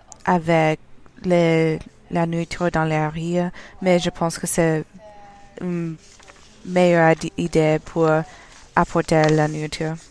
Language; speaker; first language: French; non-native, learner; English